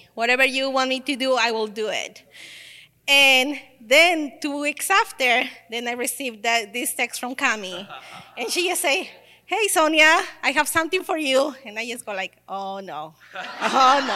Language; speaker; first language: English; non-native, learner; Spanish